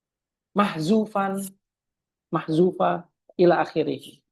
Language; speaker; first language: Arabic; non-native, fluent; Indonesian